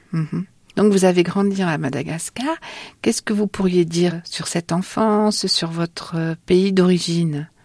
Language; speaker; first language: French; native; French